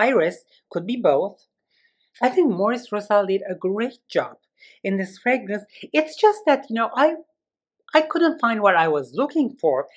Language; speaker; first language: English; non-native, fluent; Turkish